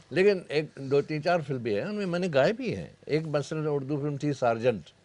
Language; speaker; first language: Urdu; native; Urdu